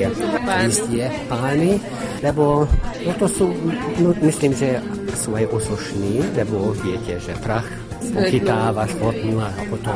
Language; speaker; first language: Slovak; non-native, local second language; Hungarian